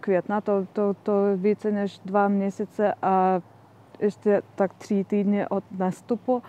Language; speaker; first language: Czech; non-native, fluent; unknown